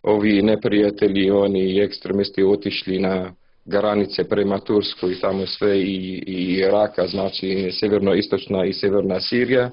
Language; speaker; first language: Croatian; non-native, learner; Arabic